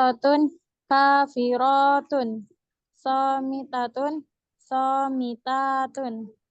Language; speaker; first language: Arabic; non-native, learner; Indonesian